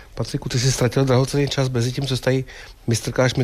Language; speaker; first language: Czech; native; Czech